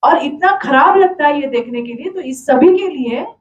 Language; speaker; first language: Hindi; non-native, local second language; Marathi